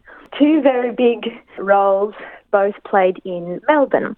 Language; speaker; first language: English; early bilingual, other home language; Italian